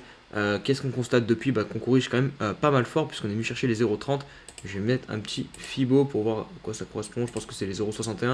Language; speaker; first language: French; native; French